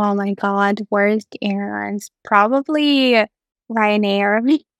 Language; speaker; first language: English; non-native, fluent; Russian